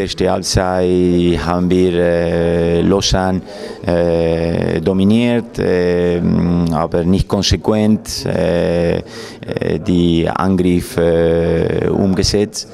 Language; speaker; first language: German; non-native, fluent; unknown